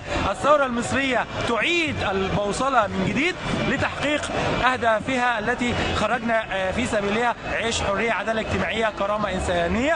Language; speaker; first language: Arabic; native; Arabic